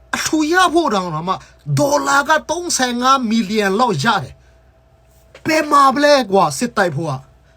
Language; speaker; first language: Burmese; non-native, local second language; Hakha Chin